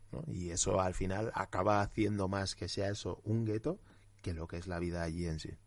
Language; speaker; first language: Spanish; early bilingual, other home language; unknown